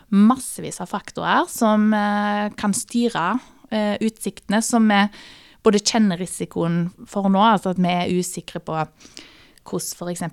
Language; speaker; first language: Norwegian; native; Norwegian